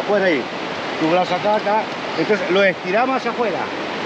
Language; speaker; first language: Spanish; native; Spanish